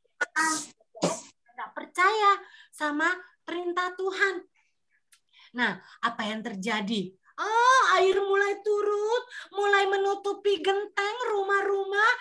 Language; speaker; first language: Indonesian; native; Indonesian